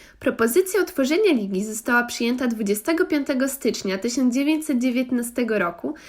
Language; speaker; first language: Polish; native; Polish